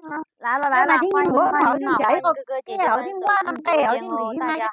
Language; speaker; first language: Chinese; native; Chinese